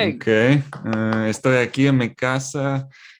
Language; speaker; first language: Spanish; non-native, learner; English